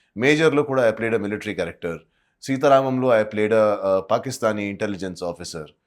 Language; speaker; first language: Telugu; non-native, local second language; Hindi